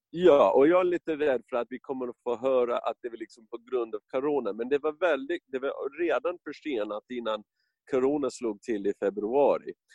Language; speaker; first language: Swedish; non-native, fluent; English